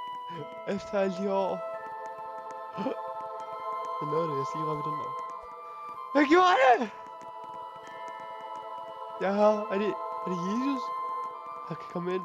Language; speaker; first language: Danish; native; Danish